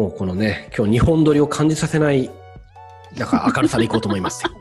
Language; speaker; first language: Japanese; native; Japanese